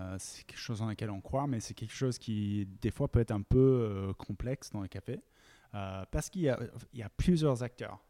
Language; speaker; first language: French; non-native, fluent; English